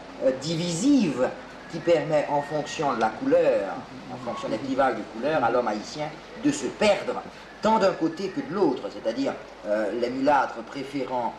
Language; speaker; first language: French; native; French